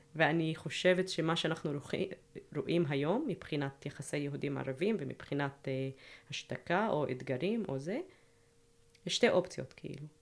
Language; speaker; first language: Hebrew; non-native, local second language; Arabic